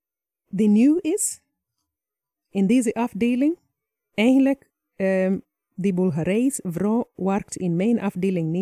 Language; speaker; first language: Dutch; non-native, fluent; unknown